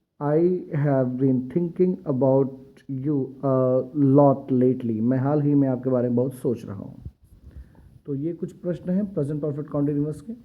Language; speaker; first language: Hindi; native; Hindi